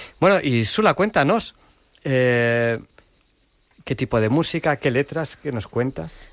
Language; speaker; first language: Spanish; native; Spanish